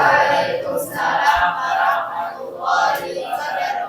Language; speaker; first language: English; non-native, fluent; Indonesian